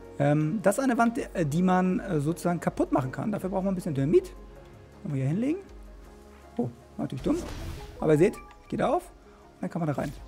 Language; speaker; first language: German; native; German